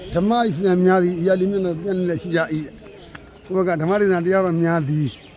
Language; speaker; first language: Burmese; native; Burmese